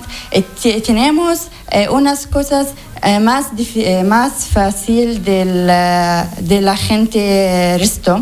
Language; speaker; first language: Spanish; non-native, learner; Arabic